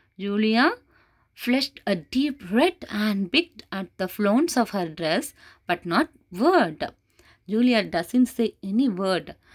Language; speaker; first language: English; non-native, local second language; Tamil